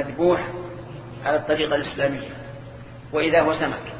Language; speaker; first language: Arabic; native; Arabic